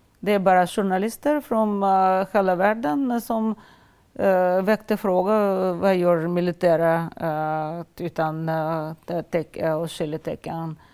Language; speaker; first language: Swedish; non-native, fluent; Russian